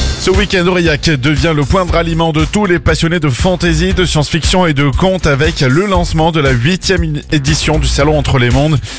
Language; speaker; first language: French; native; French